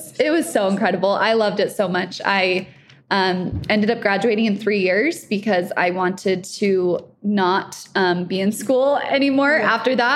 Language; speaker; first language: English; native; English